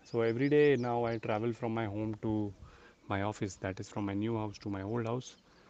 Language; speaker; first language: English; non-native, local second language; Hindi